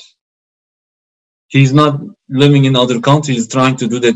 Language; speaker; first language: English; non-native, fluent; Turkish